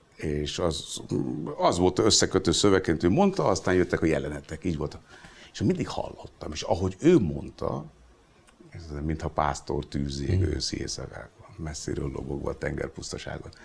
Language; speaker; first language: Hungarian; non-native, fluent; Hindi